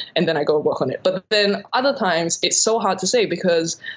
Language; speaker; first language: English; native; English